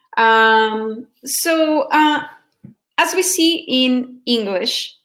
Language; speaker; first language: English; non-native, fluent; Portuguese